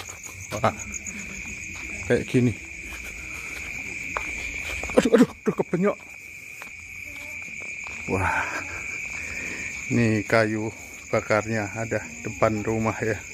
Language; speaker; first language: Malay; non-native, local second language; Javanese